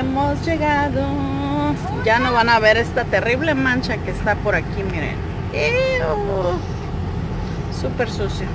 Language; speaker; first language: Spanish; native; Spanish